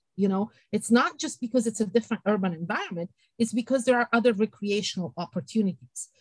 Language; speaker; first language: English; non-native, fluent; Italian